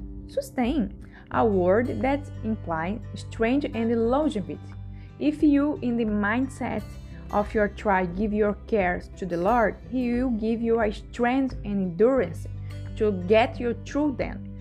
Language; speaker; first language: English; non-native, learner; Portuguese